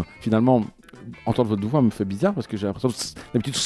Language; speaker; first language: French; native; French